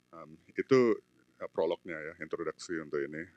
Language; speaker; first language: Indonesian; native; Indonesian